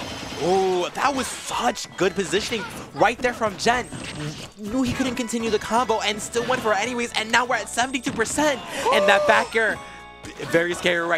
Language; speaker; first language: English; native; English